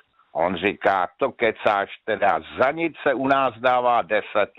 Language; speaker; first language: Czech; native; Czech